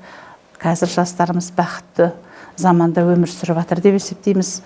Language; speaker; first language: Kazakh; native; Kazakh